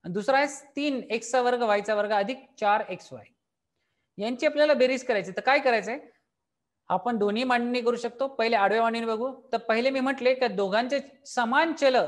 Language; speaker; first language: Marathi; native; Marathi